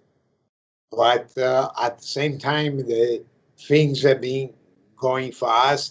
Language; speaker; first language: English; non-native, fluent; Italian